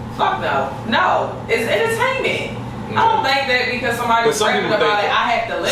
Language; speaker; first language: English; native; English